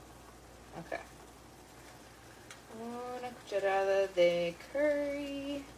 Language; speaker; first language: Spanish; non-native, learner; English